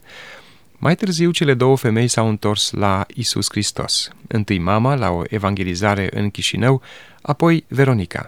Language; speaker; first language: Romanian; native; Romanian